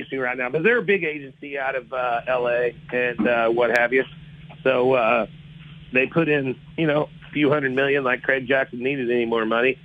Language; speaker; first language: English; native; English